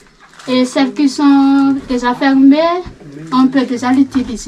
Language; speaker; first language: French; non-native, learner; Malagasy